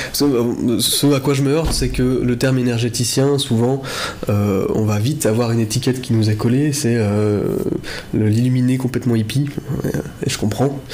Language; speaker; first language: French; native; French